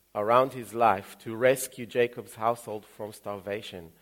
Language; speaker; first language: English; early bilingual, other home language; Russian